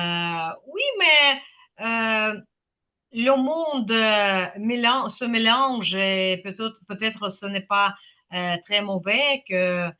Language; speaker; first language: French; non-native, fluent; Ukrainian